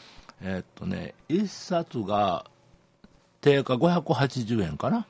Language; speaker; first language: Japanese; native; Japanese